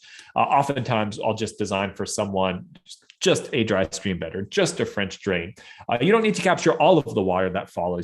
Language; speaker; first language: English; native; English